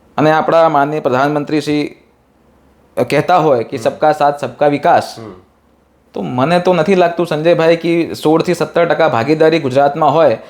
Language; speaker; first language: Gujarati; non-native, local second language; Hindi